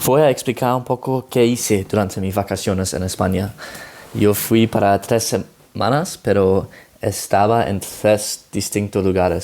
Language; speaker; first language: Spanish; non-native, learner; Dutch